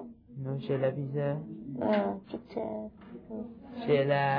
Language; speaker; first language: French; non-native, learner; English